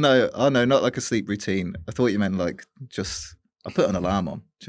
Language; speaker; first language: English; native; English